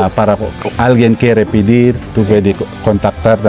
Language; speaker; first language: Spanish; non-native, learner; Filipino